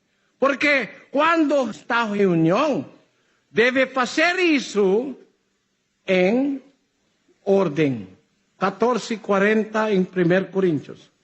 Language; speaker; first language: Portuguese; non-native, learner; Filipino